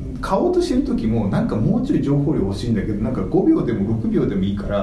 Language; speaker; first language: Japanese; native; Japanese